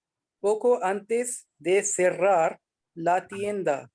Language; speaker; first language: Spanish; non-native, learner; Hindi